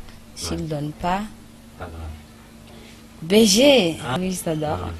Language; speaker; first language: French; non-native, learner; Malagasy